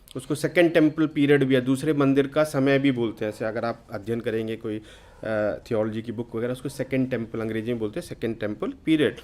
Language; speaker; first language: Hindi; native; Hindi